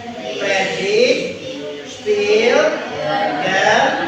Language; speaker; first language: German; non-native, fluent; Indonesian